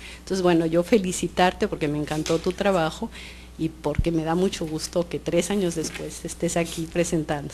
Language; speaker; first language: Spanish; native; Spanish